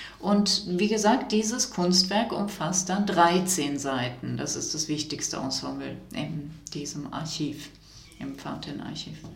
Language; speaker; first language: German; non-native, fluent; French